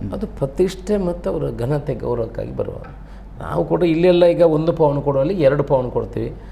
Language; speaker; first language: Kannada; non-native, local second language; Tulu